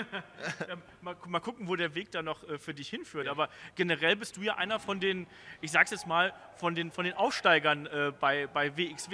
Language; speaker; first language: German; native; German